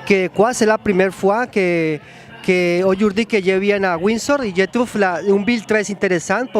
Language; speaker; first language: French; non-native, learner; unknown